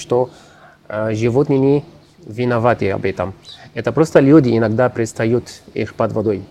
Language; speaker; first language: Russian; non-native, learner; Arabic